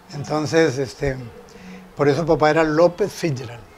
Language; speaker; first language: Spanish; native; Spanish